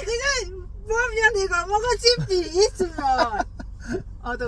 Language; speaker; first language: Korean; non-native, learner; Lao